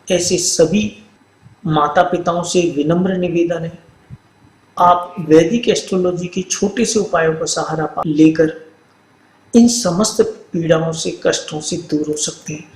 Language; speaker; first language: Hindi; native; Hindi